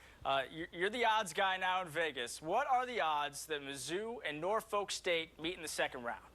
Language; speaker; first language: English; native; English